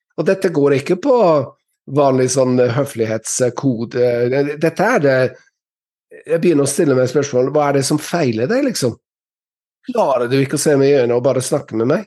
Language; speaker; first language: Norwegian; non-native, fluent; English